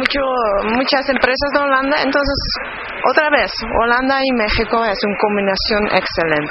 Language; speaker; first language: Spanish; non-native, fluent; Dutch